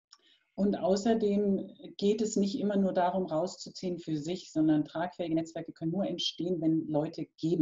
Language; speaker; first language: German; native; German